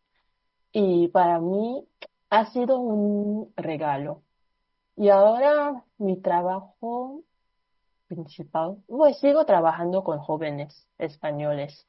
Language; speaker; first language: Spanish; non-native, fluent; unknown